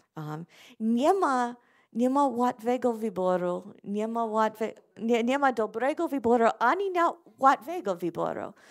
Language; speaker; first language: Polish; non-native, fluent; English